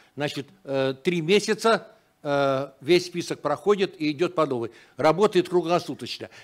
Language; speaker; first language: Russian; native; Russian